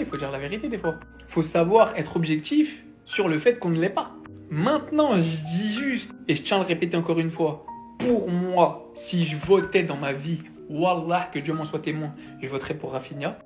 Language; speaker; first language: French; native; French